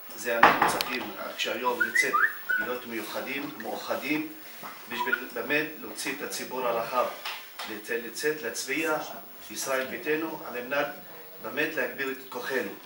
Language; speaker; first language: Hebrew; non-native, local second language; Arabic